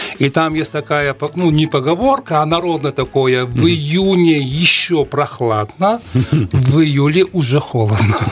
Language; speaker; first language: Russian; non-native, local second language; Uzbek